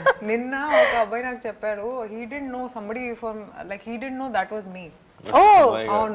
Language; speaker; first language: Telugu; non-native, local second language; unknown